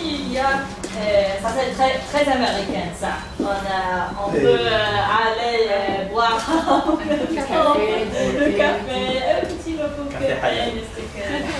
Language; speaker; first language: French; non-native, fluent; English